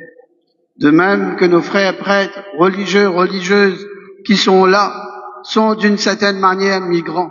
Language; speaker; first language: French; non-native, local second language; Morisyen